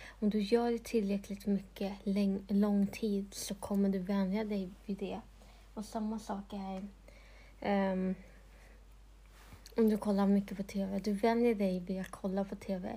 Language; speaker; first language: Swedish; non-native, local second language; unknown